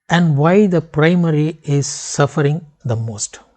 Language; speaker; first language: English; non-native, local second language; Tamil